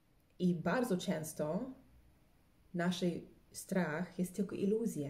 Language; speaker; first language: Polish; early bilingual, heritage; English